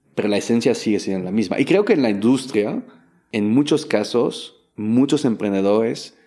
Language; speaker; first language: Spanish; non-native, fluent; French